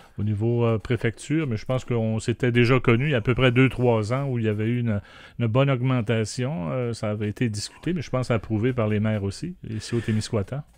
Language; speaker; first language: French; native; French